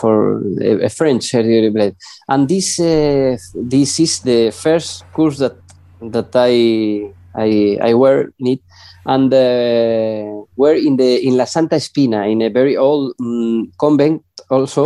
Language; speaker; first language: English; non-native, learner; Spanish